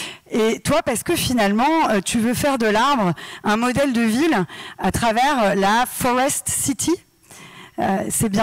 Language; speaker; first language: French; native; French